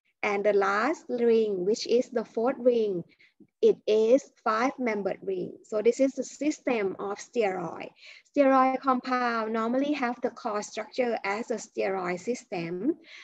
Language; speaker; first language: English; non-native, fluent; Thai